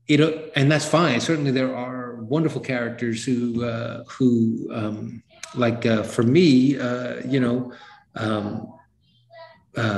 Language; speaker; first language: English; native; English